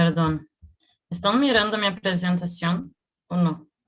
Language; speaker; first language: Spanish; non-native, learner; Portuguese